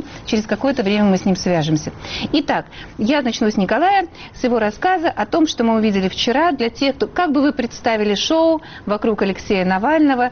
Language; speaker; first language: Russian; native; Russian